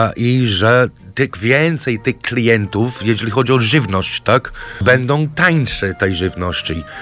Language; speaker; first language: Polish; non-native, fluent; English